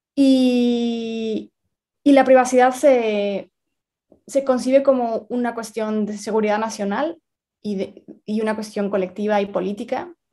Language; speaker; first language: Spanish; native; Spanish